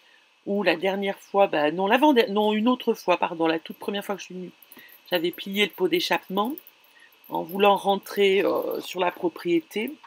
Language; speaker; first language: French; native; French